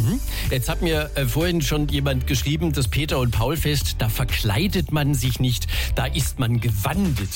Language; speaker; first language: German; native; German